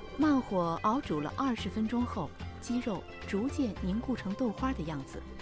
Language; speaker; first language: Chinese; native; Chinese